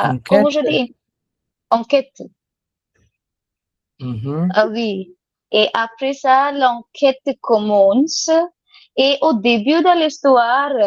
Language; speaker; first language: French; non-native, learner; Hindi